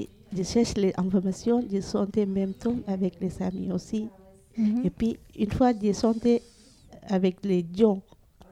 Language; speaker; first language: French; non-native, learner; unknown